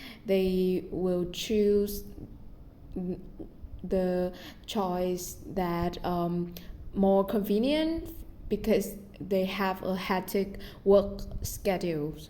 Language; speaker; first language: English; non-native, learner; Vietnamese